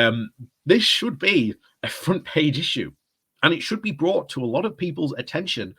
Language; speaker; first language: English; native; English